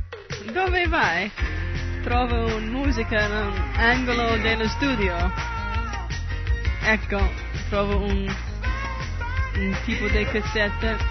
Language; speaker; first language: Italian; non-native, learner; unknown